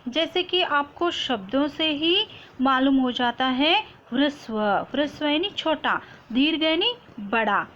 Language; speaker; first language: Hindi; non-native, local second language; Kannada